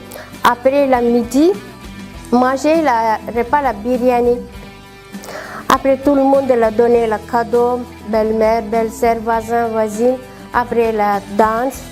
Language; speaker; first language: French; non-native, learner; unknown